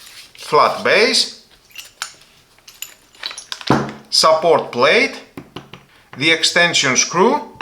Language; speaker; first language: English; non-native, fluent; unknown